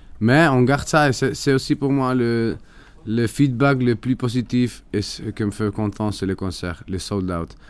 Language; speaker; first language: French; non-native, fluent; Spanish